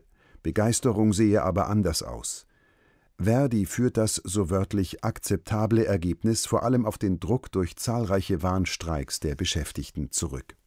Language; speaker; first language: German; native; German